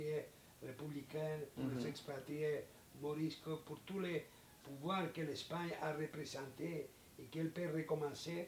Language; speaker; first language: French; non-native, learner; Spanish